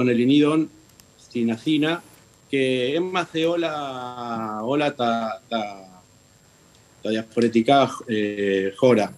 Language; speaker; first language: Greek; early bilingual, heritage; Spanish